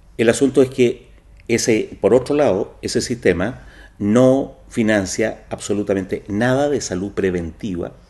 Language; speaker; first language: Spanish; native; Spanish